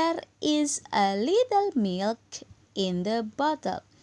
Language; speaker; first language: English; non-native, fluent; Indonesian